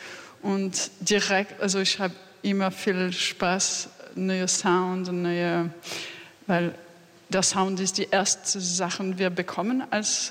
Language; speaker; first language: German; non-native, learner; French